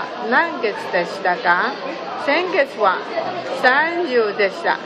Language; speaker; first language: Japanese; non-native, learner; Chinese